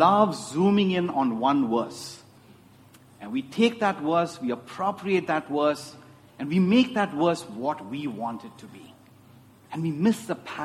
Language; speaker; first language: English; non-native, local second language; Tamil